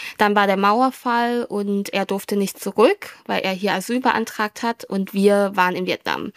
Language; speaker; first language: German; early bilingual, other home language; Vietnamese